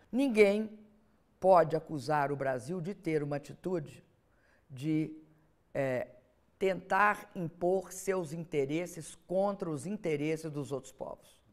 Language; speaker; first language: Portuguese; native; Portuguese